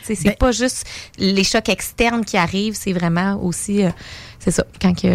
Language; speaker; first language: French; native; French